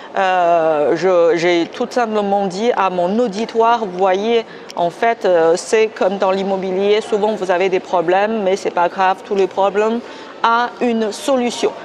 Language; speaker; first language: French; non-native, fluent; Chinese